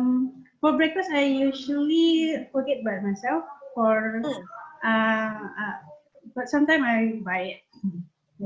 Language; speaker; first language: English; non-native, learner; Indonesian